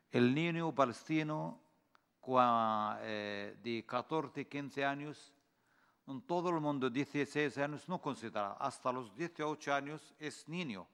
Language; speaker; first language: Spanish; non-native, fluent; Arabic